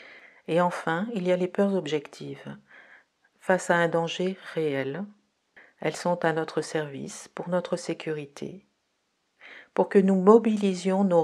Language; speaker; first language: French; native; French